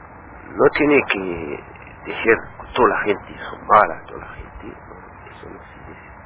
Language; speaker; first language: Spanish; non-native, learner; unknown